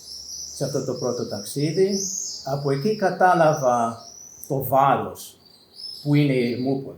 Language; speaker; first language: Greek; non-native, learner; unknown